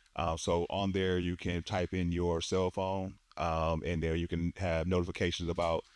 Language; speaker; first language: English; native; English